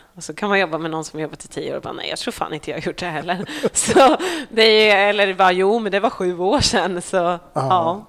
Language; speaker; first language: Swedish; native; Swedish